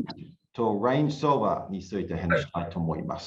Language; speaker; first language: Japanese; non-native, learner; English